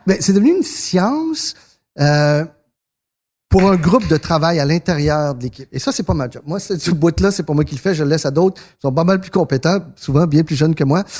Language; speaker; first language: French; early bilingual, other home language; Spanish